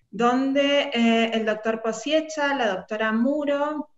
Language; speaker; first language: Spanish; native; Spanish